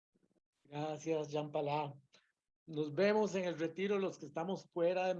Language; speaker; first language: Spanish; native; Spanish